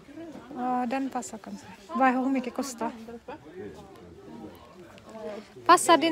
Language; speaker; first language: Swedish; non-native, learner; Cebuano